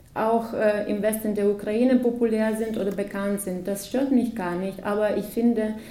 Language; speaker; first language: German; non-native, fluent; Ukrainian